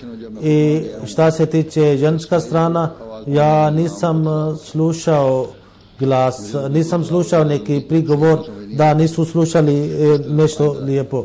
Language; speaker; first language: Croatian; non-native, fluent; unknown